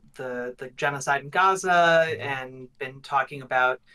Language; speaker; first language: English; native; English